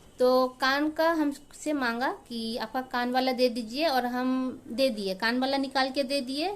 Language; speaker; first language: Hindi; non-native, local second language; Bangla